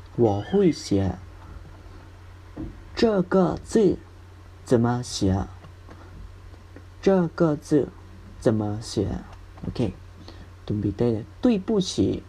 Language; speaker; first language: Chinese; non-native, fluent; Hmong